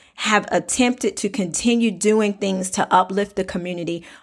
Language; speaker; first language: English; native; English